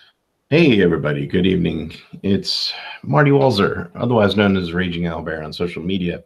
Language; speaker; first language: English; native; English